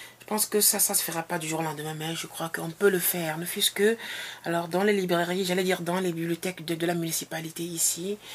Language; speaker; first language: French; non-native, local second language; Ewe